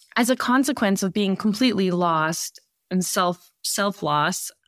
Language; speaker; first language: English; early bilingual, other home language; Bosnian